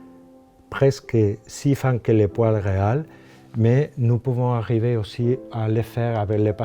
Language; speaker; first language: French; non-native, fluent; Spanish